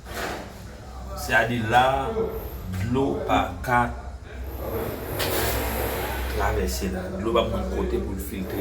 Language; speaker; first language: French; non-native, local second language; Haitian Creole